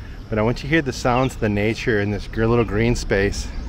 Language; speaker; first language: English; native; English